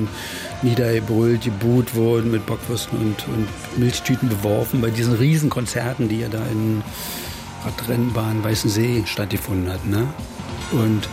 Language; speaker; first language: German; native; German